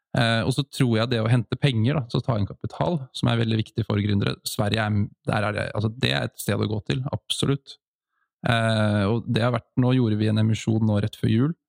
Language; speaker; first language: Norwegian; native; Norwegian